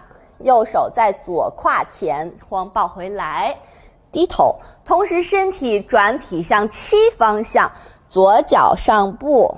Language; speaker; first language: Chinese; native; Chinese